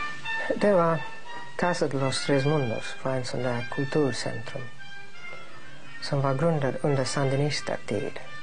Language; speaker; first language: Swedish; non-native, fluent; English